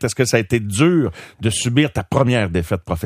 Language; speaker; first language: French; native; French